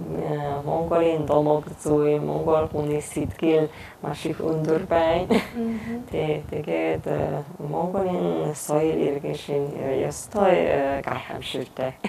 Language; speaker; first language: Mongolian; non-native, fluent; Hungarian